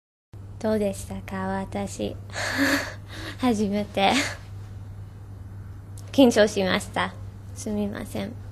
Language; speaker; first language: Japanese; non-native, learner; English